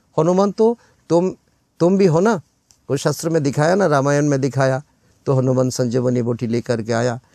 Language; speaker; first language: Hindi; non-native, local second language; Bangla